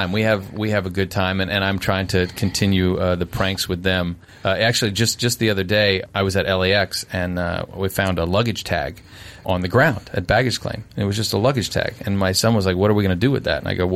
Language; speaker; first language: English; native; English